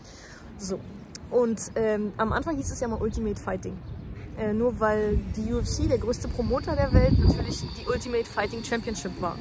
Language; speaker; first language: German; native; German